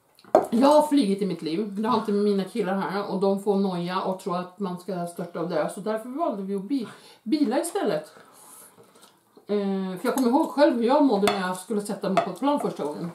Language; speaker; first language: Swedish; native; Swedish